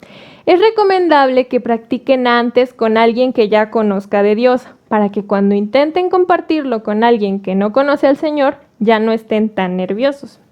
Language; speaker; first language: Spanish; native; Spanish